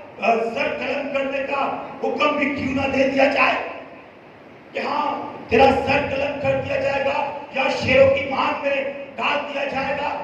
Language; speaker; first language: Urdu; non-native, local second language; Punjabi